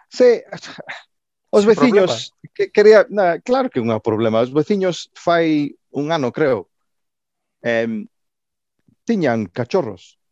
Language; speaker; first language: Galician; native; Galician